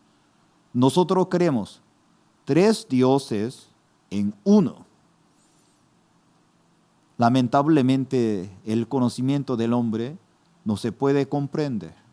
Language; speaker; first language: Spanish; non-native, fluent; Korean